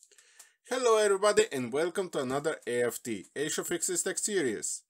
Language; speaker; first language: English; non-native, fluent; Slovenian